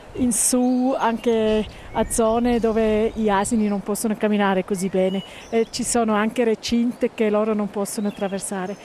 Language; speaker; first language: Italian; non-native, local second language; German